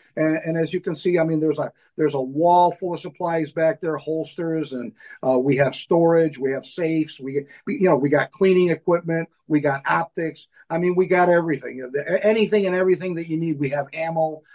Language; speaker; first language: English; native; English